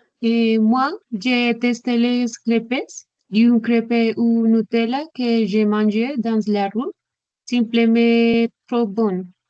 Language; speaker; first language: French; non-native, learner; Spanish